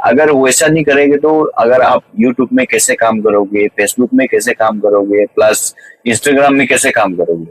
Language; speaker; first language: Hindi; non-native, local second language; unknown